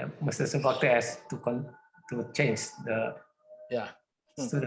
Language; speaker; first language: English; non-native, fluent; Indonesian